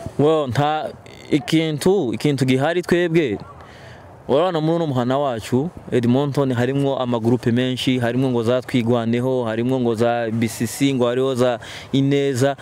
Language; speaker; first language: Kinyarwanda; native; Kinyarwanda